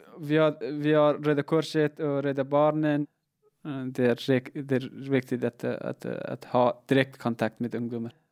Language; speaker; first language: Swedish; non-native, learner; Persian